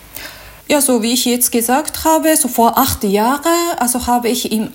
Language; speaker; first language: German; non-native, learner; Japanese